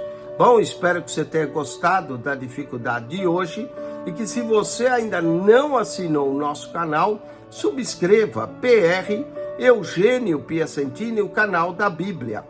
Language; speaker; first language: Portuguese; native; Portuguese